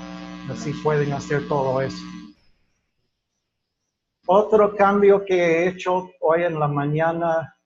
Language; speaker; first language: Spanish; non-native, fluent; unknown